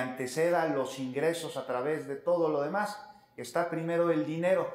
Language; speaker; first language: Spanish; native; Spanish